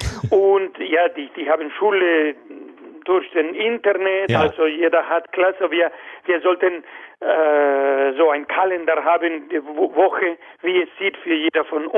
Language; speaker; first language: German; non-native, learner; Spanish